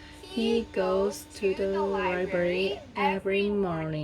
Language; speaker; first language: English; non-native, learner; Korean